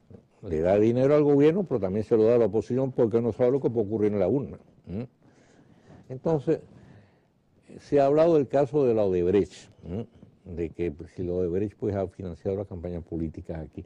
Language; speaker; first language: Spanish; native; Spanish